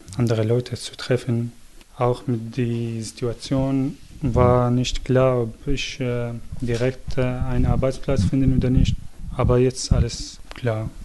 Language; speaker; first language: German; non-native, fluent; Arabic